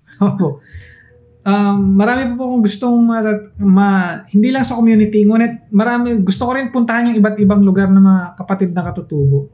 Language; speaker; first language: Filipino; non-native, local second language; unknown